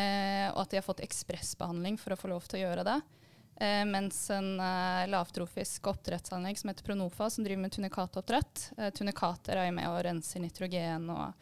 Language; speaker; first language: Norwegian; native; Norwegian